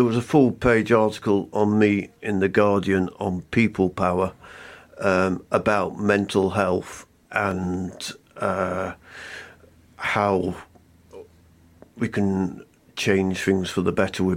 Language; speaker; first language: English; native; English